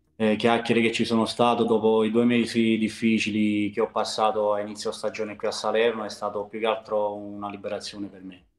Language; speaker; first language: Italian; native; Italian